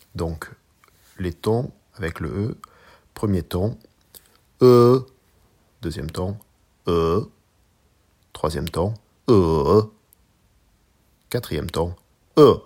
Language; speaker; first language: French; native; French